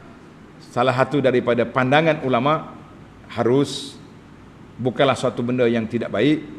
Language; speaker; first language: Malay; native; Malay